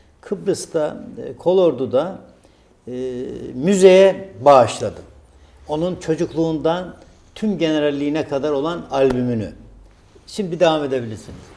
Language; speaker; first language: Turkish; native; Turkish